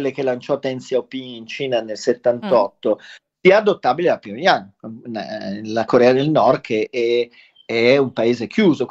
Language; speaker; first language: Italian; native; Italian